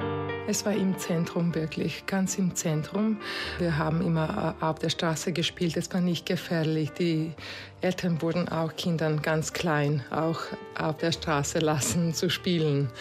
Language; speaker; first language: German; non-native, fluent; Croatian